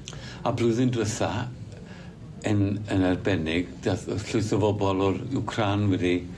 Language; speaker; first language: Welsh; native; Welsh